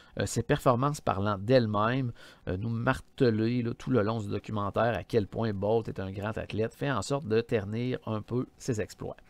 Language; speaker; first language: French; native; French